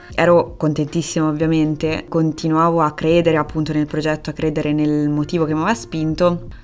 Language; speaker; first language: Italian; native; Italian